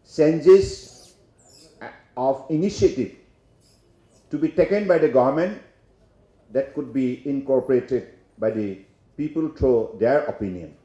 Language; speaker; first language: English; non-native, local second language; Assamese